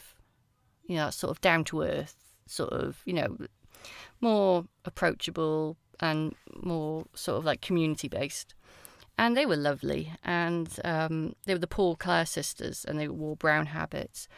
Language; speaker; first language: English; native; English